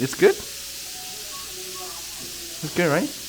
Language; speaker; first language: English; non-native, learner; Korean